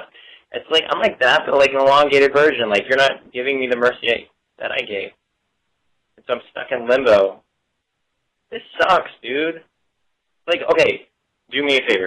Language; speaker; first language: English; native; English